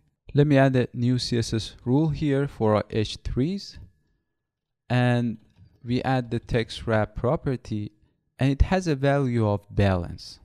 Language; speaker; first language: English; non-native, fluent; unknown